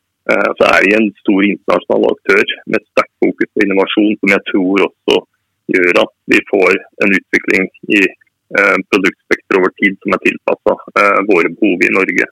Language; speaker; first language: Norwegian; native; Norwegian